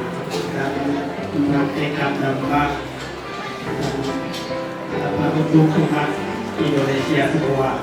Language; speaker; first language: Indonesian; non-native, learner; Thai